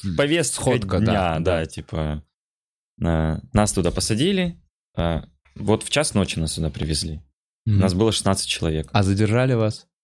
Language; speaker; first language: Russian; native; Russian